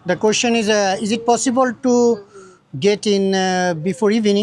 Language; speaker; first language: English; non-native, learner; Bangla